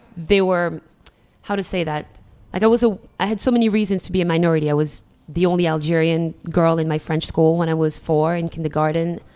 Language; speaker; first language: English; early bilingual, other home language; Arabic